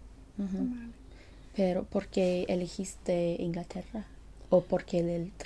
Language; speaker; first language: Spanish; non-native, learner; English